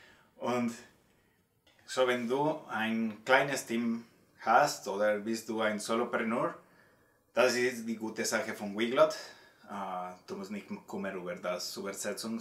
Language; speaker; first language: German; non-native, learner; Spanish